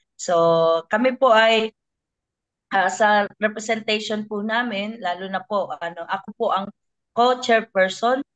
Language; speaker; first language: Filipino; non-native, local second language; Maguindanaon